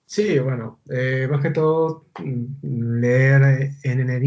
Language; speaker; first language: Spanish; native; Spanish